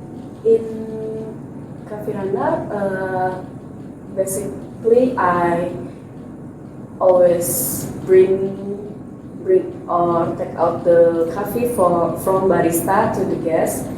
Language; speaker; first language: English; non-native, learner; Indonesian